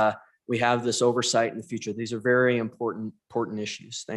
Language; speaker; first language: English; native; English